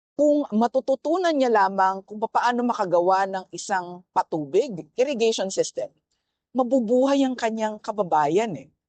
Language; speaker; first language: Filipino; native; Filipino